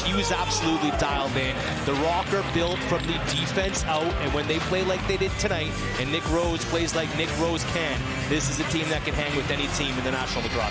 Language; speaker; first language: English; native; English